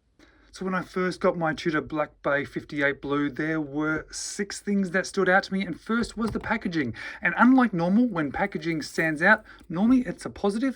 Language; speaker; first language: English; native; English